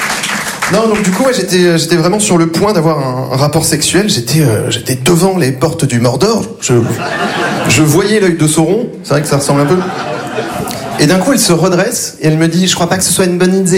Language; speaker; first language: French; native; French